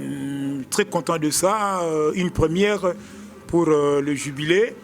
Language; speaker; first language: French; non-native, local second language; Lingala